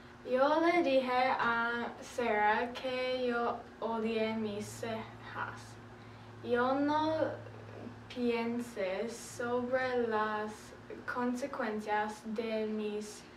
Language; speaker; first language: Spanish; non-native, learner; English